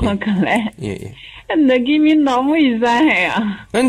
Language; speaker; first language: Korean; non-native, learner; Chinese